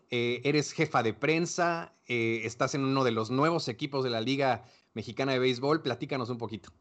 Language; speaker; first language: Spanish; native; Spanish